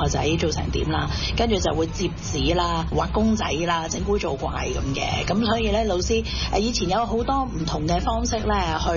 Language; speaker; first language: Chinese; native; Chinese